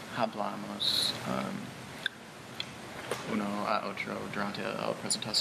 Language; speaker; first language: Spanish; non-native, learner; English